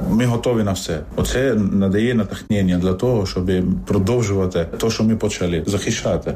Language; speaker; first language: Ukrainian; non-native, fluent; Arabic